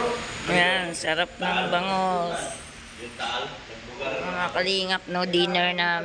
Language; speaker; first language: Filipino; non-native, local second language; Cebuano